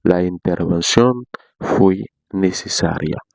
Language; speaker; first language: Spanish; non-native, learner; Haitian Creole